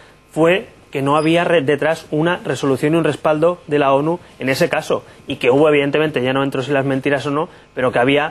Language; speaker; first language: Spanish; native; Spanish